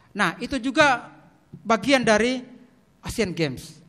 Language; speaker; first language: Indonesian; native; Indonesian